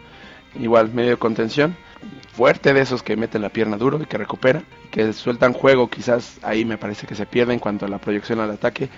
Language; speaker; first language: Spanish; native; Spanish